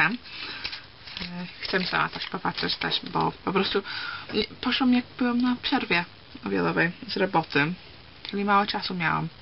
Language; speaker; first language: Polish; early bilingual, heritage; Polish